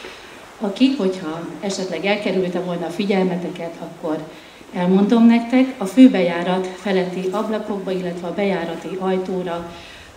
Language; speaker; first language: Hungarian; native; Hungarian